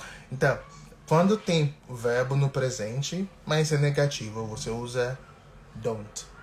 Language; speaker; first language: Portuguese; non-native, fluent; English